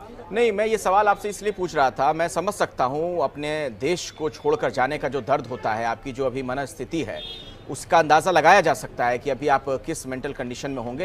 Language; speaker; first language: Hindi; native; Hindi